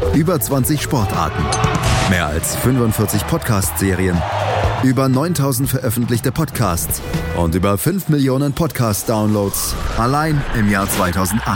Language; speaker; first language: German; native; German